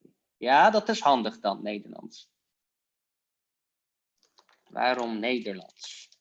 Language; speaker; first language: Dutch; non-native, fluent; Polish